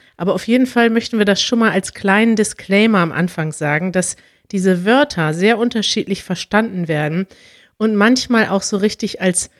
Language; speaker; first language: German; native; German